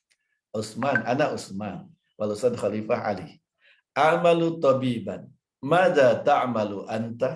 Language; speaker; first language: Arabic; non-native, fluent; Indonesian